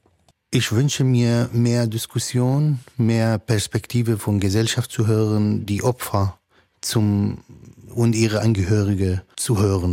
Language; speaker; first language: German; non-native, fluent; Arabic